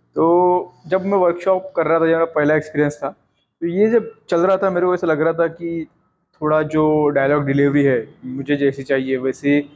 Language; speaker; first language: Hindi; non-native, local second language; Marathi